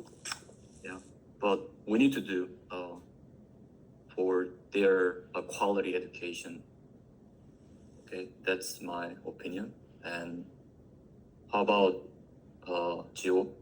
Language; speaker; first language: English; non-native, learner; Korean